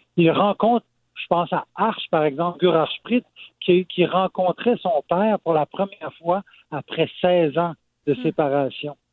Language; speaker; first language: French; native; French